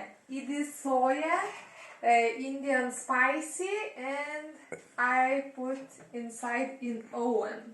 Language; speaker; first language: English; non-native, learner; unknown